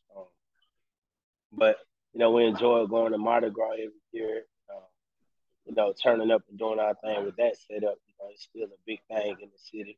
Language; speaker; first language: English; native; English